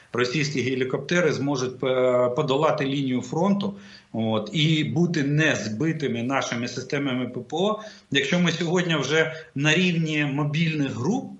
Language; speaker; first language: Ukrainian; non-native, local second language; Russian